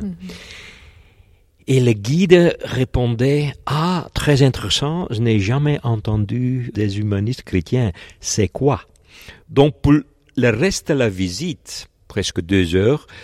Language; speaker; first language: French; non-native, local second language; Dutch